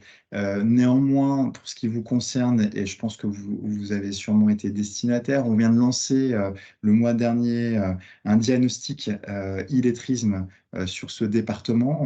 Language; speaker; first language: French; native; French